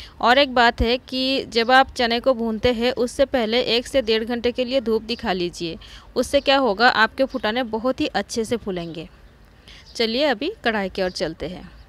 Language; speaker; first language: Hindi; non-native, local second language; Marathi